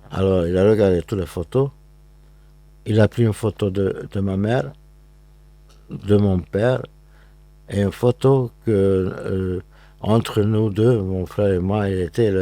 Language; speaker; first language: French; non-native, fluent; Hungarian